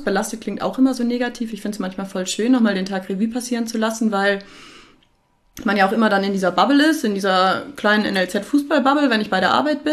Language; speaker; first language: German; native; German